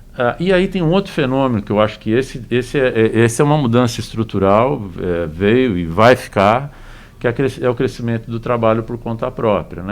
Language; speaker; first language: Portuguese; native; Portuguese